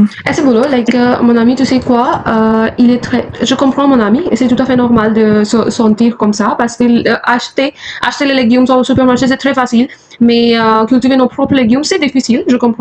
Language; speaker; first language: French; non-native, fluent; Hindi